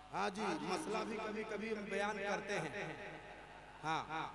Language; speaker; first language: Hindi; native; Hindi